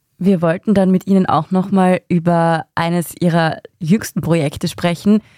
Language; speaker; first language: German; native; German